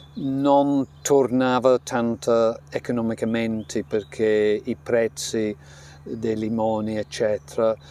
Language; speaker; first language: Italian; non-native, fluent; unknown